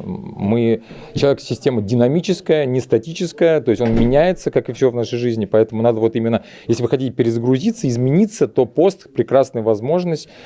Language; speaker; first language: Russian; native; Russian